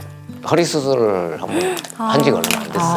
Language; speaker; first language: Korean; native; Korean